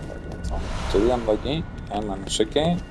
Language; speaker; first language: Spanish; native; Spanish